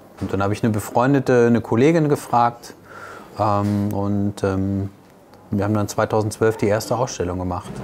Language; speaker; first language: German; native; German